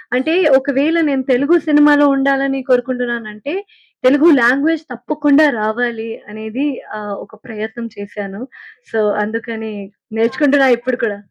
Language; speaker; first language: Telugu; non-native, learner; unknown